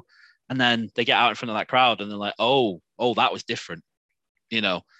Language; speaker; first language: English; native; English